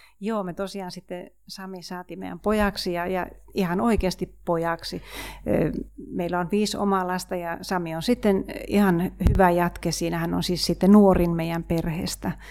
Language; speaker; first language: Finnish; native; Finnish